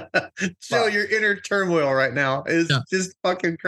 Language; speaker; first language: English; native; English